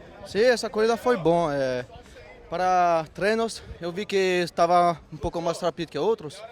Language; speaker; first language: Portuguese; non-native, fluent; French